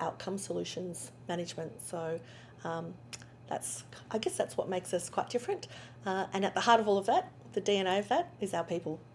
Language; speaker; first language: English; native; English